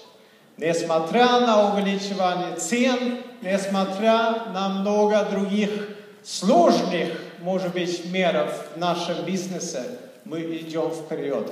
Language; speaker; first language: Russian; non-native, fluent; Swedish